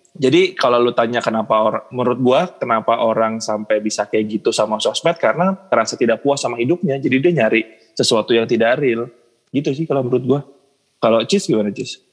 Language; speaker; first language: Indonesian; native; Indonesian